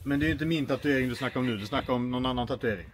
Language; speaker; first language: Swedish; native; Swedish